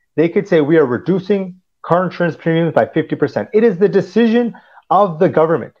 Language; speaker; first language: English; early bilingual, other home language; Punjabi